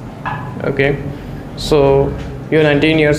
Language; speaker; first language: English; non-native, local second language; Hindi